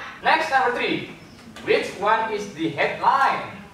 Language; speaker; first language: English; non-native, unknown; Indonesian